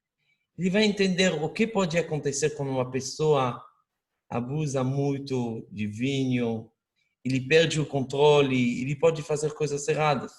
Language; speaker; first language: Portuguese; non-native, fluent; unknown